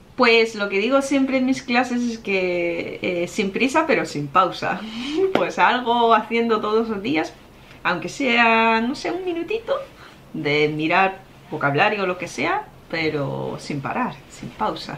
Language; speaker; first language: Spanish; non-native, fluent; Japanese